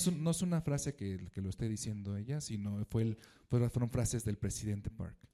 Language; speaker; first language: Spanish; native; Spanish